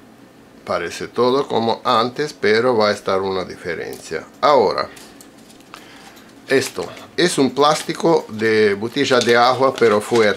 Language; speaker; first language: Spanish; non-native, fluent; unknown